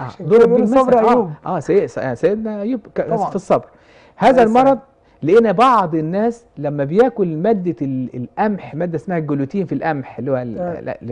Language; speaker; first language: Arabic; native; Arabic